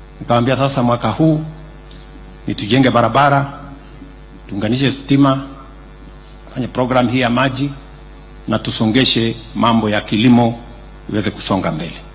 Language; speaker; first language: Swahili; non-native, local second language; Kalenjin